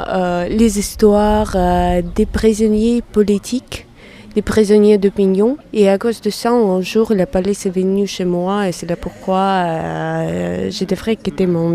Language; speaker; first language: French; non-native, fluent; Russian